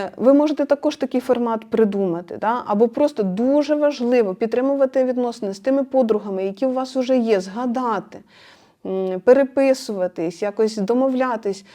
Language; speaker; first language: Ukrainian; non-native, local second language; Russian